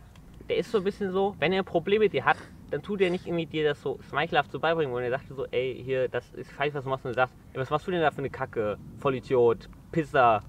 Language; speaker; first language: German; native; German